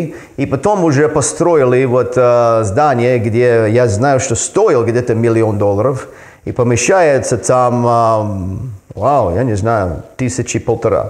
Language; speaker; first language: Russian; non-native, fluent; English